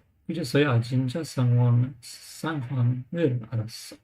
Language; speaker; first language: Korean; non-native, learner; English